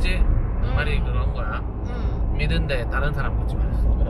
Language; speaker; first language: Korean; non-native, learner; Spanish